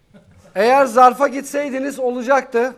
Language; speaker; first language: Turkish; native; Turkish